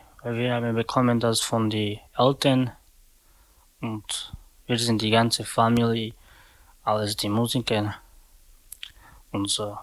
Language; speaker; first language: German; non-native, learner; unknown